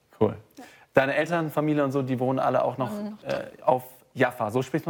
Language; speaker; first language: German; native; German